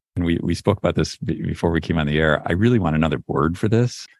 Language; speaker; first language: English; native; English